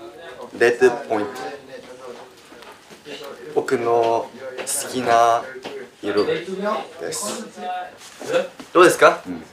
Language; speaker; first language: Japanese; non-native, learner; Korean